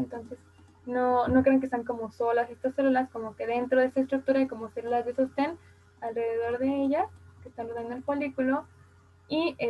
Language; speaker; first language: Spanish; native; Spanish